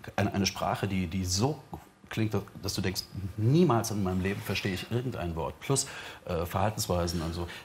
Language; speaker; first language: German; native; German